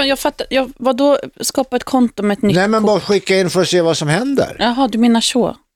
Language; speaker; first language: Swedish; native; Swedish